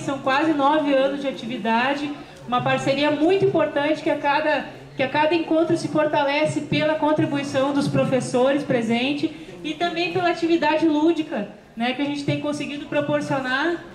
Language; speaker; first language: Portuguese; native; Portuguese